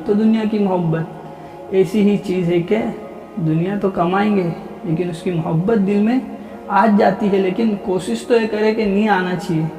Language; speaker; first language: Urdu; non-native, local second language; Gujarati